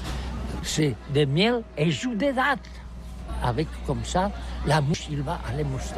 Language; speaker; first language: French; non-native, learner; Catalan